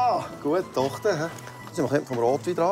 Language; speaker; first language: German; native; German